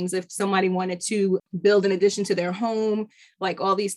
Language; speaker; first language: English; native; English